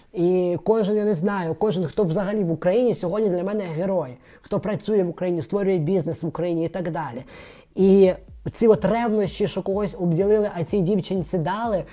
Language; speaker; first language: Ukrainian; non-native, local second language; Russian